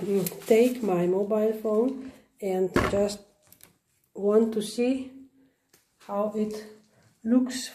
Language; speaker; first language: English; non-native, learner; Slovenian